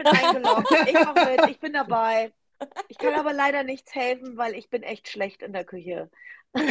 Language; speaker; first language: German; native; German